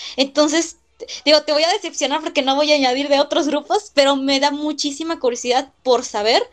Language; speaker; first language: Spanish; native; Spanish